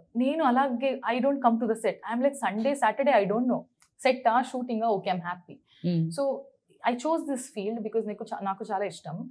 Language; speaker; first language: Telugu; non-native, learner; Kannada